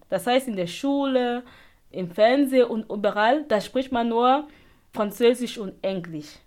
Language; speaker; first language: German; non-native, fluent; Basaa